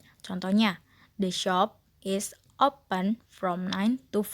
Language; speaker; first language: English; non-native, learner; Indonesian